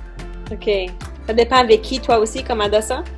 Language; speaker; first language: French; native; French